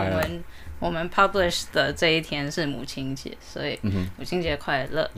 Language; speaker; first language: Chinese; early bilingual, heritage; Chinese